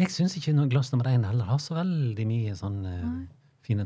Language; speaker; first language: Norwegian; native; Norwegian